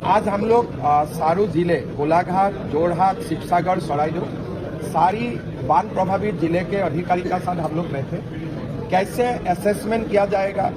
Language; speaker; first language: Hindi; non-native, local second language; Assamese